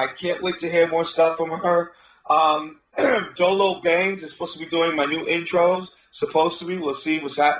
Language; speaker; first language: English; native; English